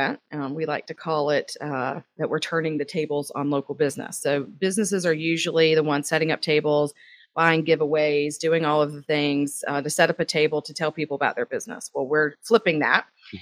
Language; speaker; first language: English; native; English